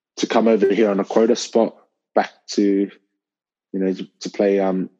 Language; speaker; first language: English; native; English